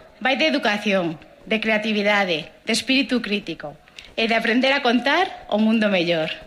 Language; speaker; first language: Galician; non-native, local second language; Spanish